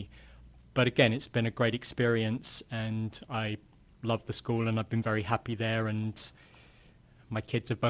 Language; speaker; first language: English; native; English